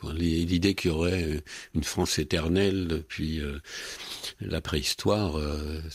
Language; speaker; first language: French; native; French